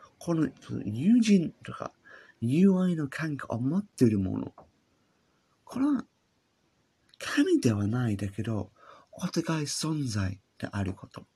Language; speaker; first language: Japanese; non-native, learner; English